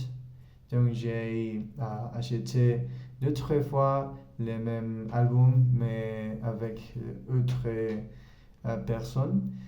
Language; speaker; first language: French; non-native, learner; Spanish